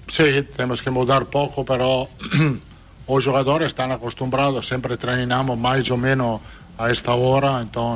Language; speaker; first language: Portuguese; non-native, fluent; Italian